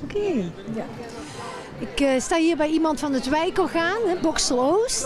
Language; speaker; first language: Dutch; native; Dutch